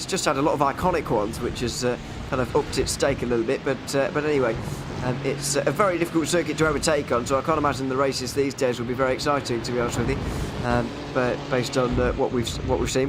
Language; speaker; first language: English; native; English